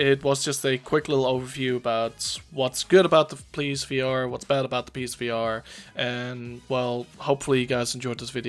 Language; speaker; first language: English; native; English